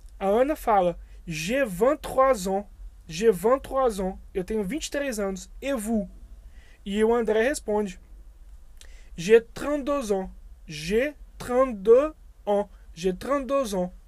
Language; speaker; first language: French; non-native, fluent; Portuguese